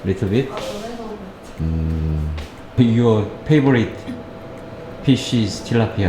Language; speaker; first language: English; non-native, learner; Korean